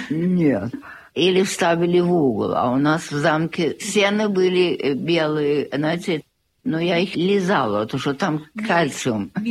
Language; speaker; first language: Russian; early bilingual, heritage; Russian